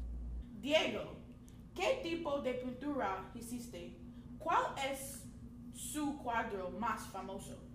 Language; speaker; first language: Spanish; non-native, learner; English